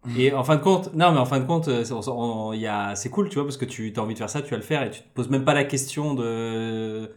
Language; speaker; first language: French; native; French